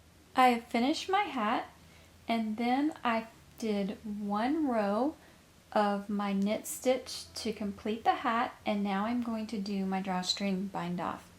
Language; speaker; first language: English; native; English